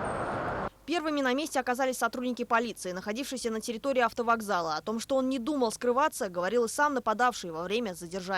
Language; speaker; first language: Russian; native; Russian